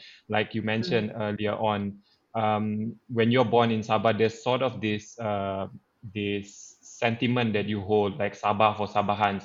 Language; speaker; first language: English; non-native, local second language; Malay